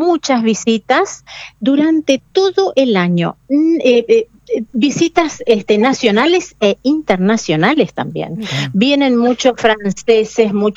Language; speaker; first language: Spanish; native; Spanish